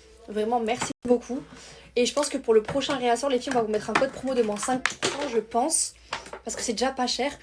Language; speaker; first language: French; native; French